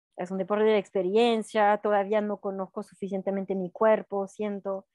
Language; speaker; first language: Spanish; non-native, fluent; French